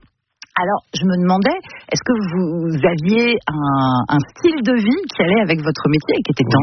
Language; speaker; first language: French; native; French